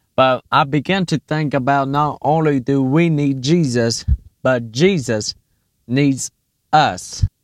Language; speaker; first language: English; native; English